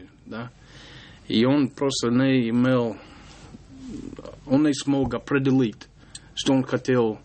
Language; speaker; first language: Russian; non-native, learner; English